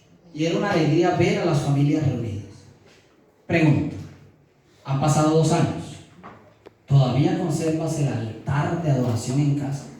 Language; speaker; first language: Spanish; native; Spanish